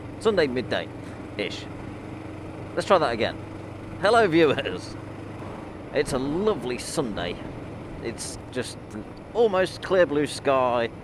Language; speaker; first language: English; native; English